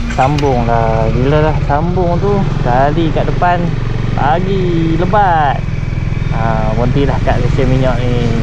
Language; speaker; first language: Malay; native; Malay